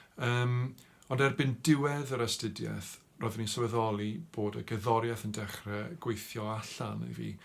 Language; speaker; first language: Welsh; non-native, local second language; English